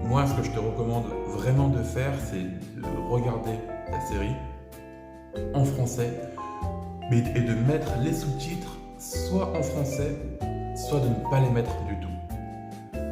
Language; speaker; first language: French; native; French